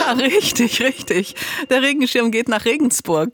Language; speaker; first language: German; native; German